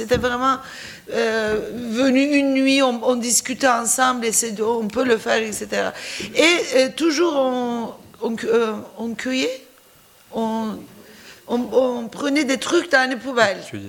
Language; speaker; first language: French; non-native, fluent; Turkish